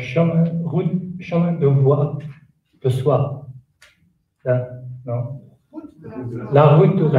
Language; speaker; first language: French; non-native, learner; Kurdish